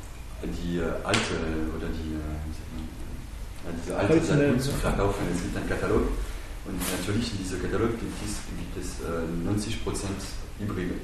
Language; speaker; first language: German; non-native, fluent; French